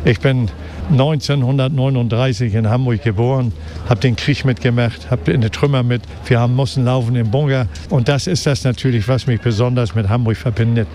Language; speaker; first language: German; native; German